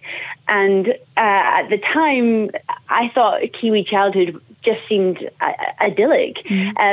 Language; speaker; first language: English; native; English